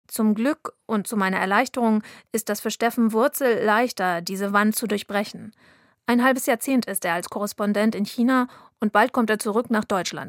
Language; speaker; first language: German; native; German